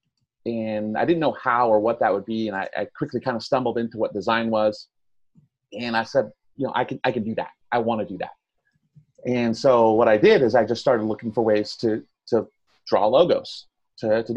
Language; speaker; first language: English; native; English